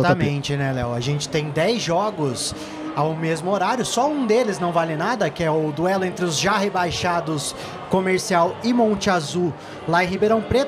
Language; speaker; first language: Portuguese; native; Portuguese